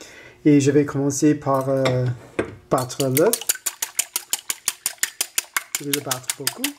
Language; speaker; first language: French; non-native, learner; English